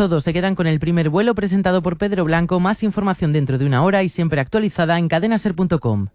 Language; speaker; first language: Spanish; native; Spanish